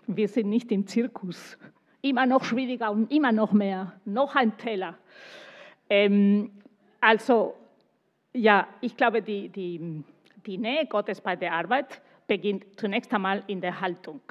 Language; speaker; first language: German; non-native, fluent; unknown